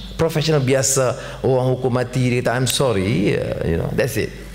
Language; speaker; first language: English; non-native, local second language; Malay